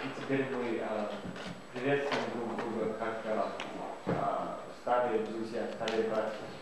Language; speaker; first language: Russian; non-native, fluent; English